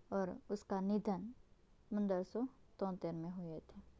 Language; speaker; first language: Hindi; non-native, local second language; Gujarati